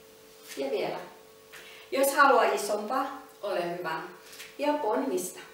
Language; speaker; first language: Finnish; non-native, learner; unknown